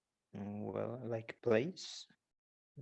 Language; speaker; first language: English; non-native, learner; Spanish